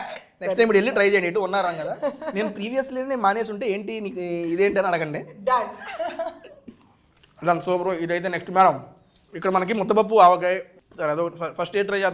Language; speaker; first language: Telugu; native; Telugu